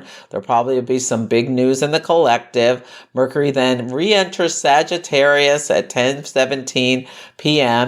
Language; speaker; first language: English; native; English